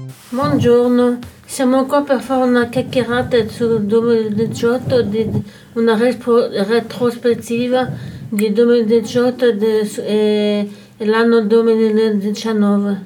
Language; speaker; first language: Italian; non-native, fluent; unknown